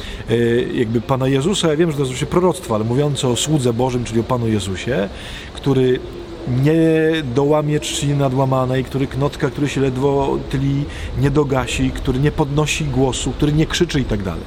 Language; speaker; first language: Polish; native; Polish